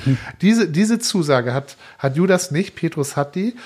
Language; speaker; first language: German; native; German